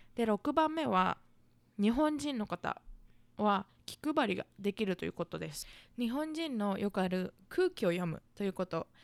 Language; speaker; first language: Japanese; native; Japanese